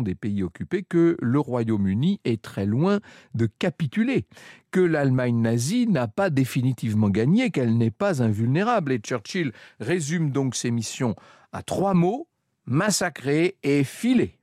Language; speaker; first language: French; native; French